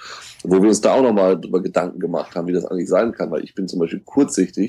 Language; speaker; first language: German; native; German